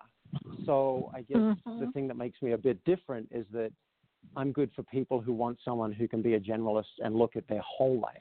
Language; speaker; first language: English; native; English